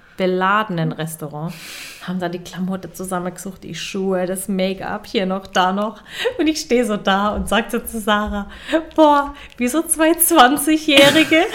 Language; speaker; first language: German; early bilingual, other home language; Turkish